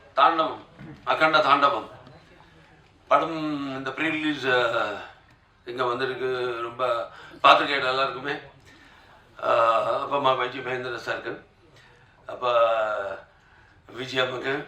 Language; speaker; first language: Tamil; non-native, local second language; Telugu